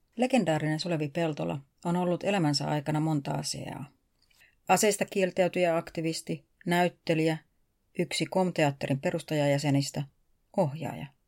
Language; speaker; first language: Finnish; native; Finnish